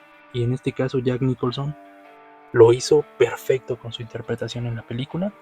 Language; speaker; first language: Spanish; native; Spanish